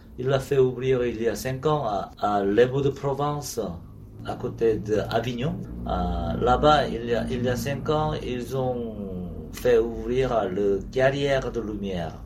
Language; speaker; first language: French; non-native, learner; Korean